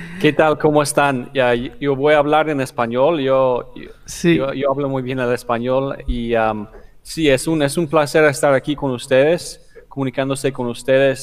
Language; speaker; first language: Spanish; non-native, fluent; English